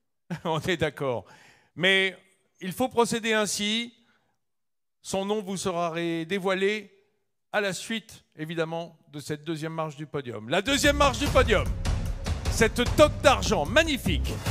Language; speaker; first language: French; native; French